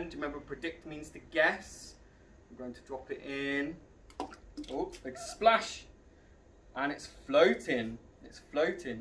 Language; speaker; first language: English; native; English